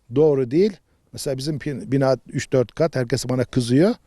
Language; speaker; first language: Turkish; native; Turkish